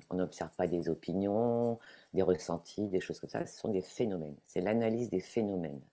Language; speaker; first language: French; non-native, fluent; Italian